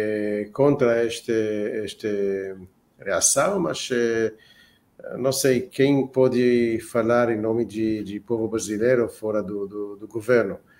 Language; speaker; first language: Portuguese; non-native, fluent; Hebrew